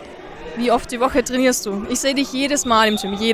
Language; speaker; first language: German; native; German